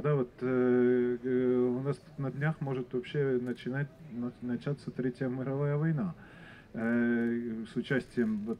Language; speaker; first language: Russian; non-native, fluent; Estonian